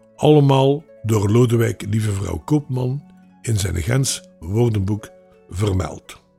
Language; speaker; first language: Dutch; native; Dutch